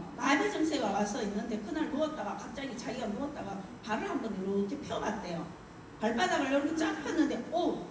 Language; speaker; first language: Korean; native; Korean